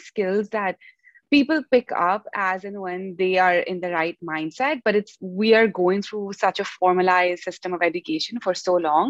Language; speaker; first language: English; non-native, local second language; Hindi